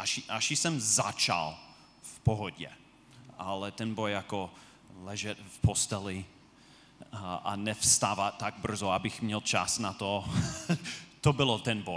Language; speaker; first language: Czech; non-native, fluent; English